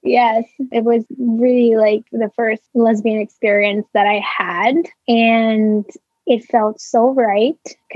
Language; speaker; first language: English; non-native, local second language; Filipino